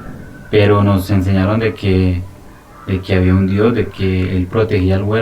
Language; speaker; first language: Spanish; native; Spanish